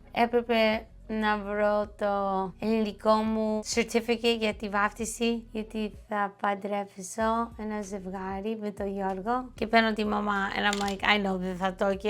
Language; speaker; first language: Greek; early bilingual, heritage; Greek